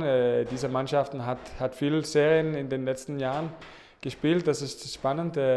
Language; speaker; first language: German; non-native, learner; Danish